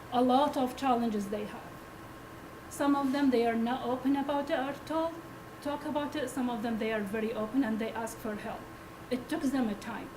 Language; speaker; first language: English; non-native, learner; Arabic